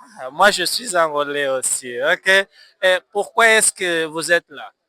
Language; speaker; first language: French; non-native, fluent; Portuguese